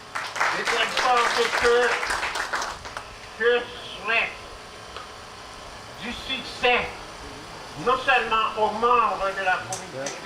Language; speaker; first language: French; non-native, local second language; Haitian Creole